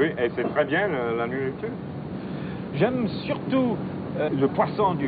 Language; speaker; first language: French; non-native, fluent; English